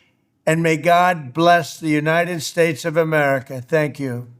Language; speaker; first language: English; native; English